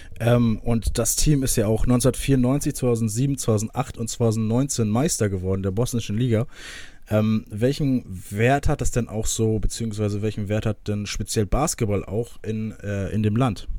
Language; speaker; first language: German; native; German